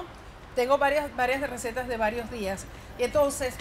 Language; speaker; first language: Spanish; native; Spanish